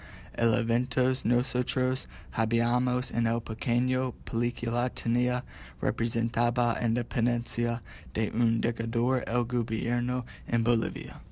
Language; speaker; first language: Spanish; non-native, learner; English